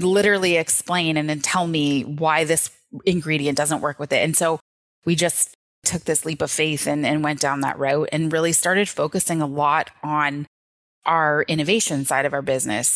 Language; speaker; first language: English; native; English